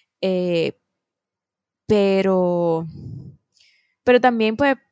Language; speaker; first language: Spanish; native; Spanish